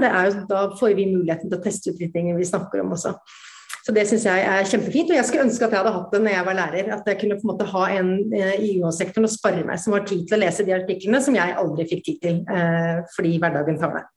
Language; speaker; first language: Norwegian; native; Norwegian